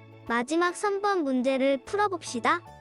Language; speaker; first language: Korean; native; Korean